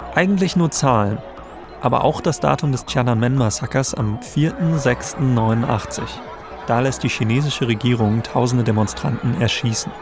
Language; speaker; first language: German; native; German